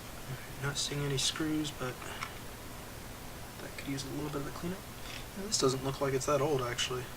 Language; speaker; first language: English; native; English